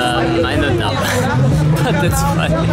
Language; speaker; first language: English; non-native, learner; Russian